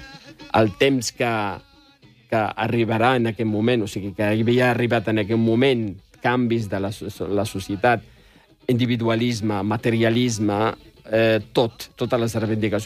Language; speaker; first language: Catalan; non-native, fluent; Riffian